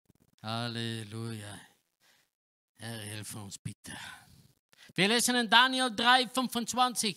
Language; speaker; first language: German; non-native, learner; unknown